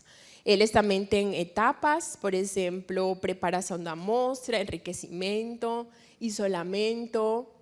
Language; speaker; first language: Portuguese; non-native, fluent; Spanish